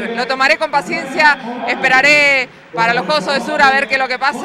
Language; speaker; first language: Spanish; native; Spanish